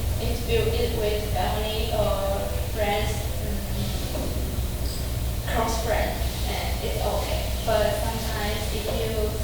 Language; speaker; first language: English; non-native, learner; Chinese